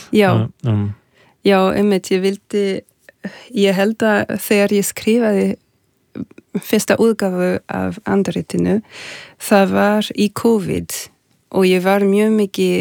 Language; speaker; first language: Icelandic; non-native, fluent; French